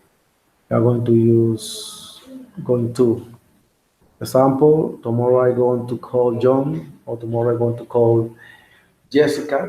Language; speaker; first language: English; non-native, learner; Spanish